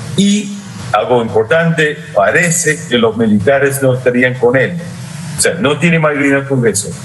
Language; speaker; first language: Spanish; non-native, fluent; English